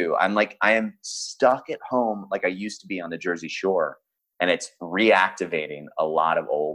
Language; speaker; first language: English; native; English